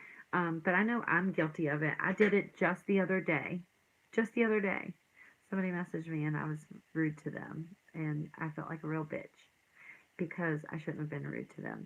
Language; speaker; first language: English; native; English